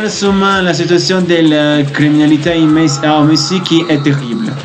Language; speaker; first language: French; non-native, learner; Spanish